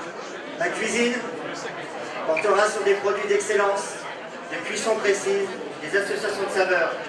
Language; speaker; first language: French; native; French